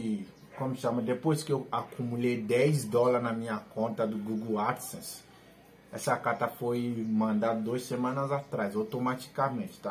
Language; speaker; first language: Portuguese; non-native, learner; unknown